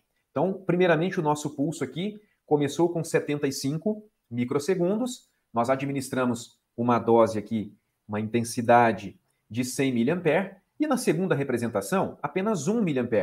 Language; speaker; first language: Portuguese; native; Portuguese